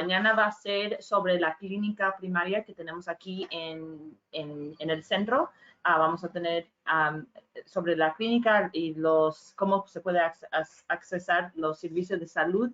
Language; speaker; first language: Spanish; non-native, fluent; English